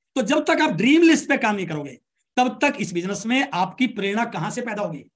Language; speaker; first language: Hindi; native; Hindi